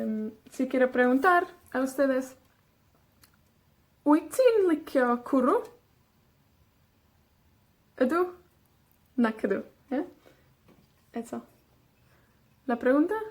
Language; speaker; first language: Spanish; non-native, fluent; Welsh